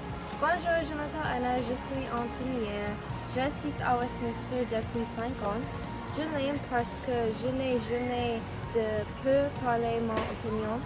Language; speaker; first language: French; non-native, learner; English